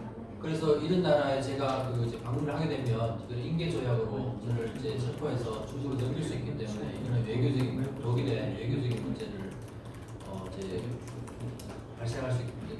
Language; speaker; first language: Korean; non-native, fluent; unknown